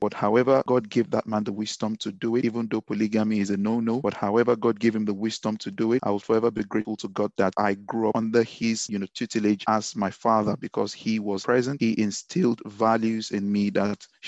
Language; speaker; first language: English; non-native, local second language; Yoruba